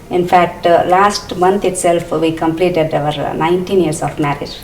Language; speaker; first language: Kannada; native; Kannada